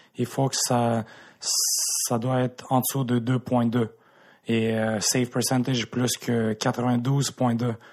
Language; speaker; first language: French; early bilingual, other home language; Russian